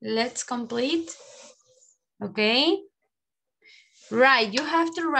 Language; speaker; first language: English; non-native, learner; Spanish